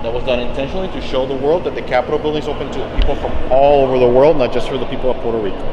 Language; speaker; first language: English; non-native, local second language; Spanish